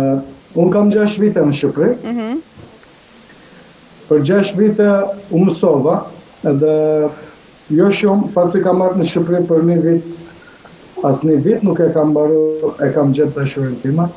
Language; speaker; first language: Albanian; non-native, fluent; Turkish